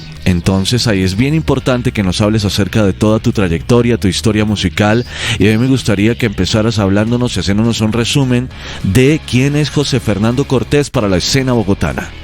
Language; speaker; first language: Spanish; native; Spanish